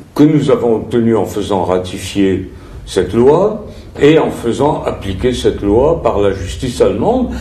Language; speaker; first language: French; early bilingual, other home language; Russian